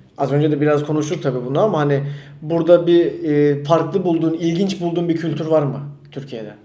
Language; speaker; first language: Turkish; native; Turkish